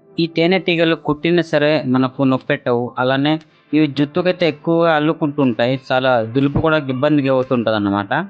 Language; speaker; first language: Telugu; non-native, local second language; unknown